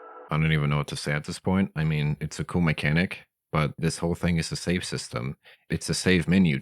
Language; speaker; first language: English; native; English